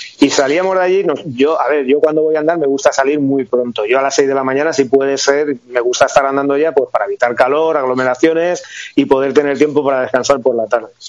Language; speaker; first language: Spanish; native; Spanish